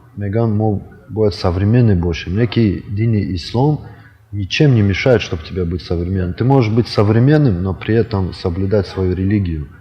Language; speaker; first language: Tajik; non-native, local second language; Russian